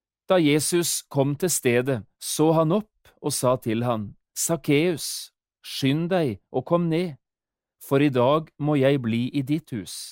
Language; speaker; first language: Norwegian; native; Norwegian